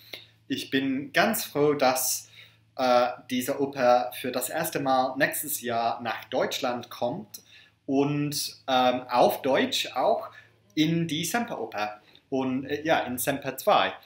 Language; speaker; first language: German; non-native, fluent; English